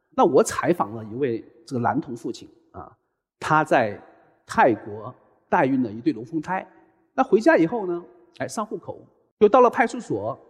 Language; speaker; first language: Chinese; native; Chinese